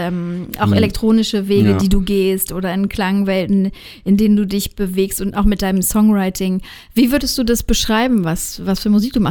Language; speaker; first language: German; native; German